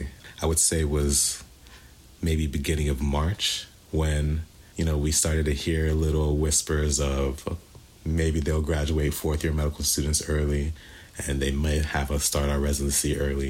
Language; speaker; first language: English; native; English